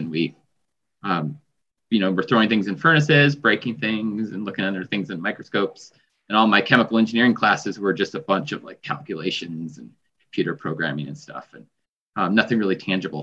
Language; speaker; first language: English; native; English